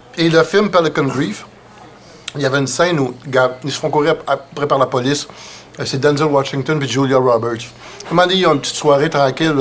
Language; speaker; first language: French; native; French